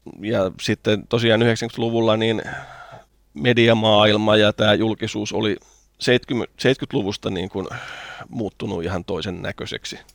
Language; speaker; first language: Finnish; native; Finnish